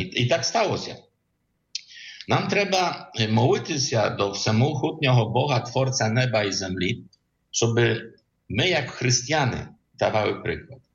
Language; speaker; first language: Polish; non-native, learner; Ukrainian